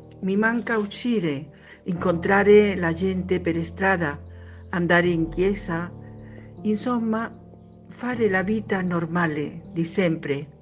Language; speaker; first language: Italian; non-native, learner; Spanish